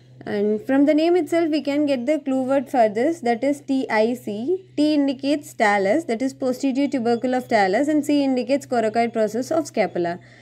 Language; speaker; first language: English; non-native, local second language; Tamil